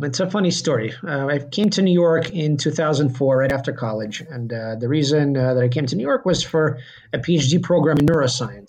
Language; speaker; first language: English; early bilingual, other home language; Russian